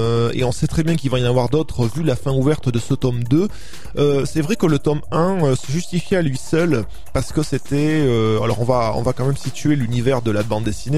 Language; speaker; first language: French; native; French